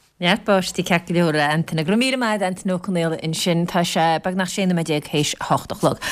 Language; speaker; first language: Irish; native; Irish